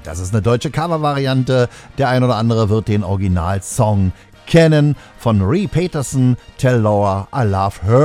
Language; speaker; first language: German; native; German